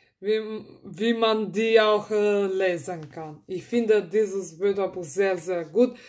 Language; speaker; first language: German; early bilingual, other home language; Macedonian